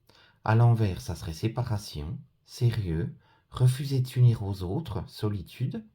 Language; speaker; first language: French; native; French